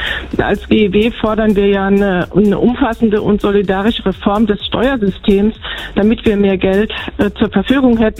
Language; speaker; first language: German; native; German